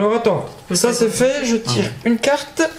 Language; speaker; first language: French; native; French